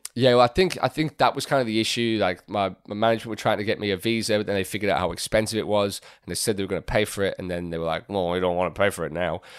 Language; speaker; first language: English; native; English